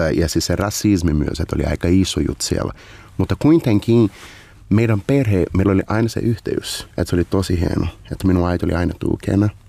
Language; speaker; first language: Finnish; non-native, learner; Portuguese